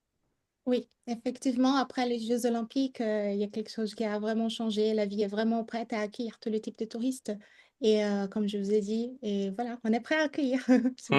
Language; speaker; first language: French; non-native, fluent; Portuguese